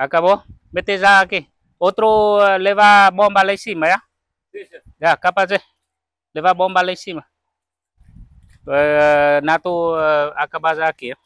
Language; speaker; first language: Portuguese; non-native, learner; Vietnamese